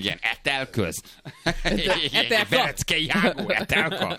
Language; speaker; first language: Hungarian; native; Hungarian